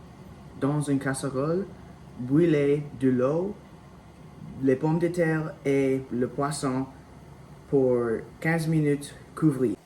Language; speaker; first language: French; non-native, learner; English